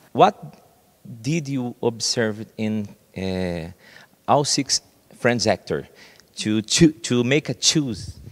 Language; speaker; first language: English; non-native, learner; Portuguese